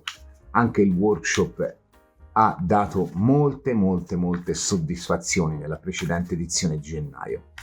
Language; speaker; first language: Italian; native; Italian